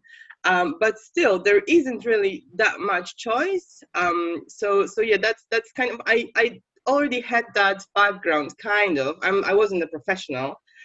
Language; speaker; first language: English; non-native, fluent; Polish